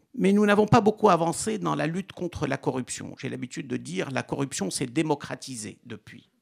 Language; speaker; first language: French; non-native, local second language; Arabic